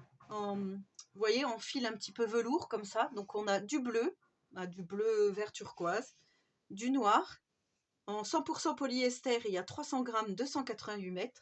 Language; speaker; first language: French; native; French